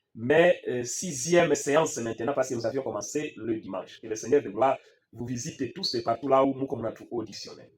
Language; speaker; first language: French; non-native, local second language; Swahili